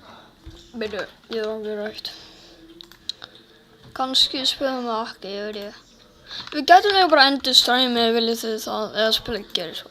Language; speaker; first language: Icelandic; early bilingual, heritage; Swedish